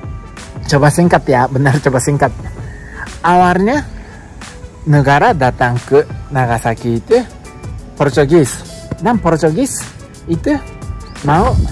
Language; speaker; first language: Indonesian; non-native, learner; Japanese